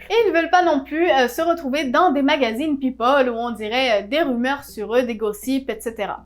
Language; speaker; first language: French; native; French